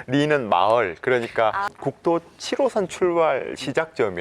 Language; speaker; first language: Korean; native; Korean